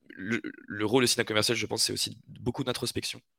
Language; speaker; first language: French; native; French